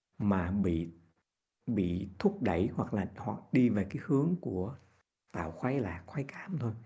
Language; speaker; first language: Vietnamese; native; Vietnamese